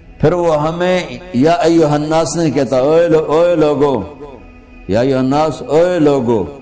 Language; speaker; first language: Urdu; non-native, local second language; Punjabi